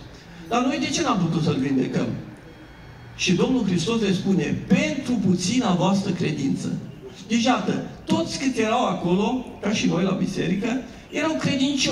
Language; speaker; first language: Romanian; native; Romanian